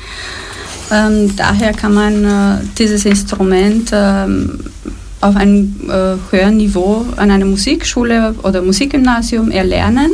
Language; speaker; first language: German; non-native, fluent; Romanian